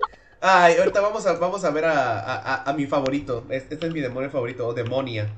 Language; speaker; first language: Spanish; native; Spanish